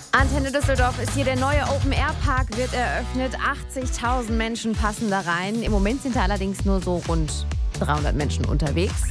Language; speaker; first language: German; native; German